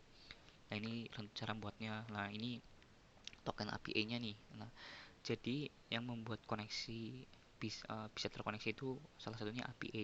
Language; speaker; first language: Indonesian; native; Indonesian